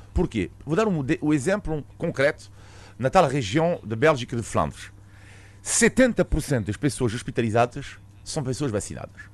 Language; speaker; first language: Portuguese; non-native, fluent; French